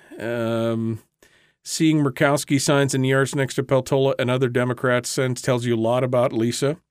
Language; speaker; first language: English; native; English